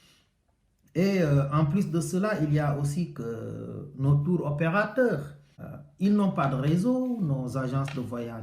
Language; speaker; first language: French; non-native, local second language; Wolof